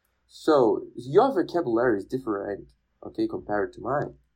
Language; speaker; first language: English; non-native, fluent; Portuguese